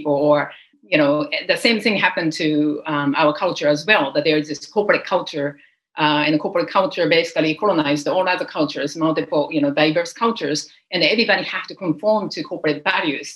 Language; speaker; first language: English; non-native, fluent; Japanese